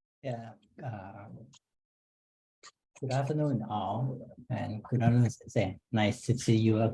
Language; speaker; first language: English; non-native, fluent; Thai